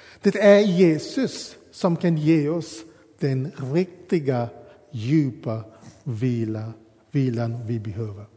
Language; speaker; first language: Swedish; non-native, fluent; English